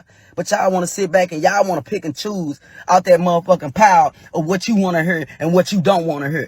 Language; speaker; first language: English; native; English